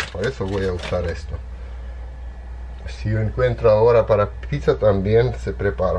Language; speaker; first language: Spanish; non-native, fluent; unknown